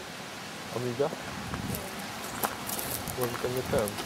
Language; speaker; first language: Polish; native; Polish